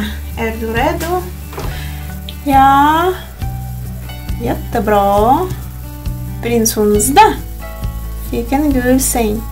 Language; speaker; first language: Swedish; non-native, fluent; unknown